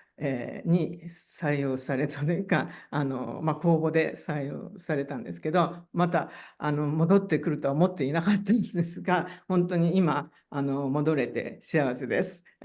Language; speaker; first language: Japanese; native; Japanese